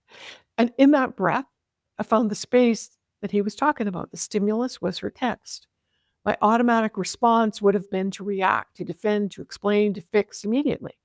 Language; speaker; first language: English; native; English